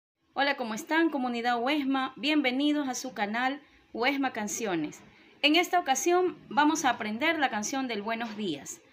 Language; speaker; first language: Spanish; native; Spanish